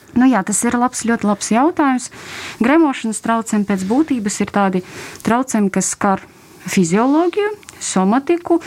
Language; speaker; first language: Latvian; non-native, local second language; Russian